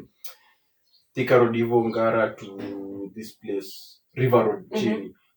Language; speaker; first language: English; non-native, local second language; Swahili